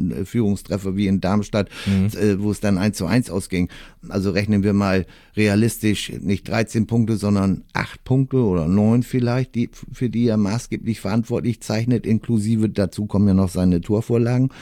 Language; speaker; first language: German; native; German